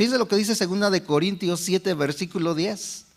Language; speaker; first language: Spanish; native; Spanish